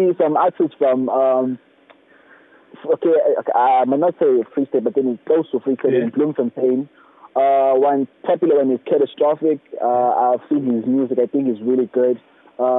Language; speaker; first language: English; non-native, local second language; Zulu